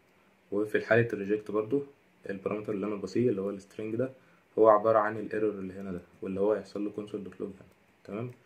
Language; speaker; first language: Arabic; native; Arabic